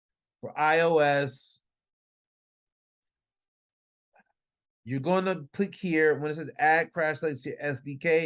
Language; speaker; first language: English; native; English